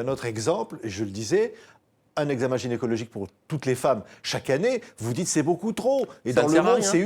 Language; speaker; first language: French; native; French